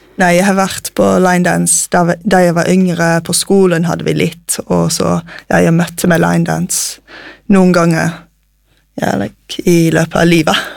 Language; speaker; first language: Norwegian; non-native, fluent; English